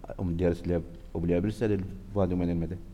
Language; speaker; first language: Norwegian; non-native, learner; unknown